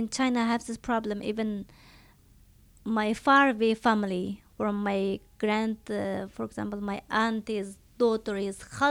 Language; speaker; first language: English; non-native, learner; Chinese